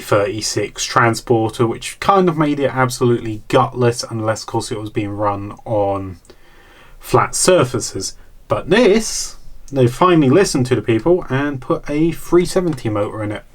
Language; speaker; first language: English; native; English